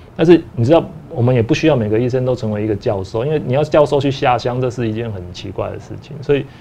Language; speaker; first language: Chinese; native; Chinese